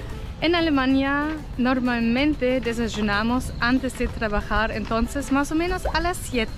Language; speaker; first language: Spanish; non-native, fluent; German